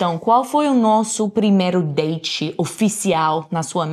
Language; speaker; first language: Portuguese; non-native, fluent; English